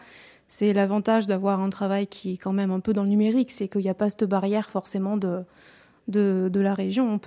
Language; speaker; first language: French; native; French